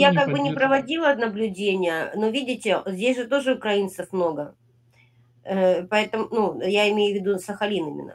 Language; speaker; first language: Russian; native; Russian